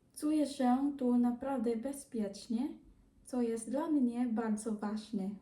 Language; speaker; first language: Polish; non-native, learner; Filipino